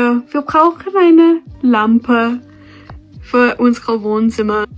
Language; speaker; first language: German; non-native, fluent; English